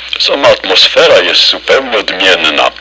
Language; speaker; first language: Polish; native; Polish